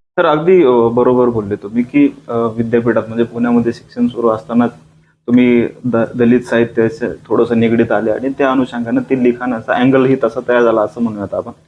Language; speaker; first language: Marathi; native; Marathi